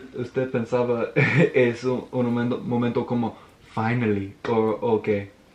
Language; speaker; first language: Spanish; non-native, learner; English